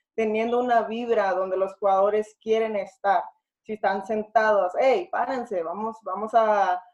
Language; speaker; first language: Spanish; early bilingual, other home language; English